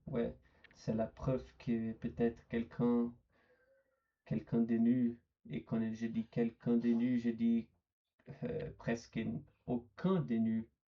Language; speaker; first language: French; non-native, learner; Portuguese